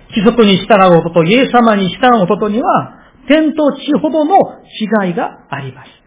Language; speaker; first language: Japanese; non-native, fluent; Korean